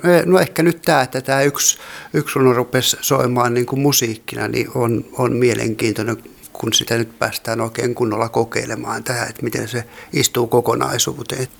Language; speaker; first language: Finnish; native; Finnish